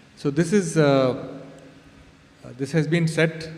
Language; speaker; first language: English; non-native, local second language; Tamil